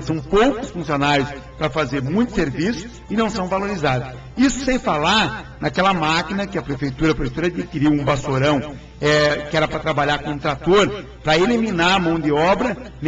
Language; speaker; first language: Portuguese; native; Portuguese